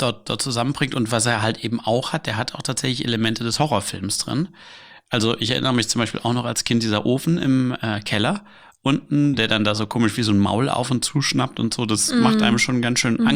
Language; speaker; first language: German; native; German